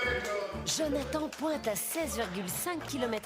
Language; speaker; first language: French; native; French